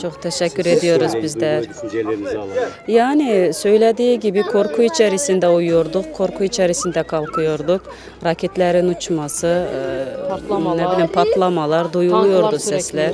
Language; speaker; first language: Turkish; early bilingual, heritage; Turkish